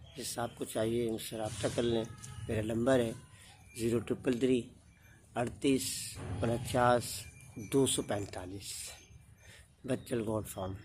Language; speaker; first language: Urdu; native; Urdu